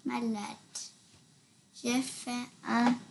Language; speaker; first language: French; non-native, learner; English